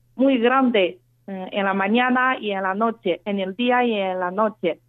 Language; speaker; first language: Spanish; non-native, fluent; Chinese